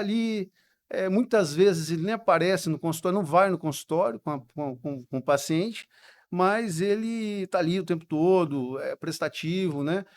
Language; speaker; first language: Portuguese; native; Portuguese